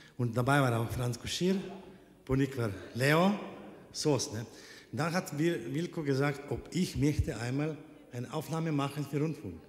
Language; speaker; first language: German; non-native, fluent; Slovenian